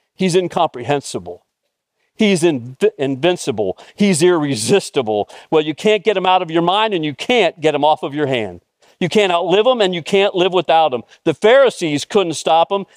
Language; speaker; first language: English; native; English